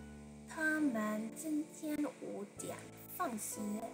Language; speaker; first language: Chinese; non-native, learner; English